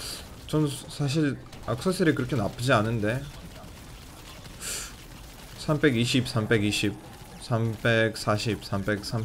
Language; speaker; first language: Korean; non-native, fluent; Russian